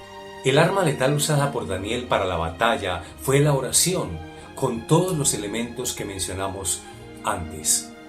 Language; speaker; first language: Spanish; native; Spanish